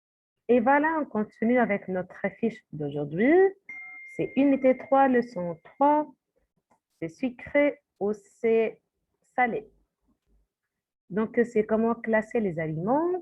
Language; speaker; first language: French; non-native, fluent; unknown